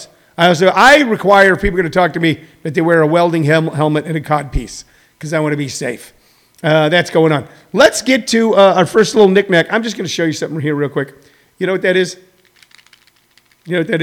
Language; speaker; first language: English; native; English